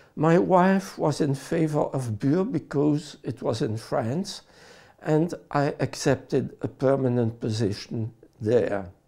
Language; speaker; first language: English; non-native, fluent; French